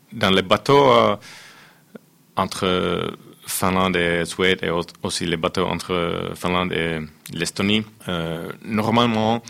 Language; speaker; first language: French; non-native, fluent; Finnish